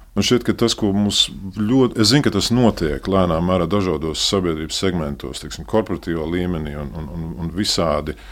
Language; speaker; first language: Latvian; native; Latvian